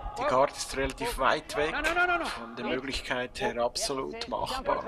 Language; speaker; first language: German; native; German